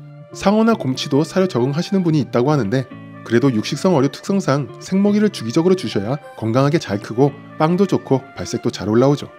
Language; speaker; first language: Korean; native; Korean